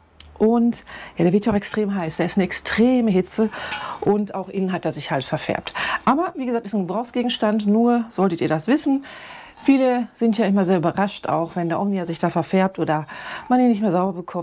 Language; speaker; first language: German; native; German